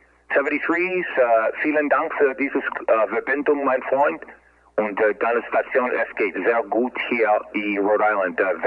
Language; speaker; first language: German; non-native, learner; English